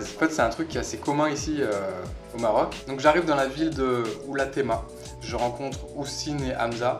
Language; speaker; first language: French; native; French